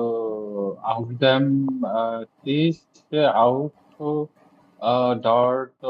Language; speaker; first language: German; non-native, learner; Bangla